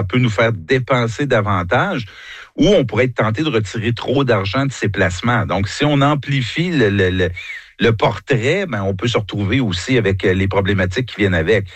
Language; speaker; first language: French; native; French